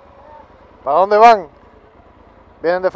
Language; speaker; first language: Spanish; early bilingual, heritage; Spanish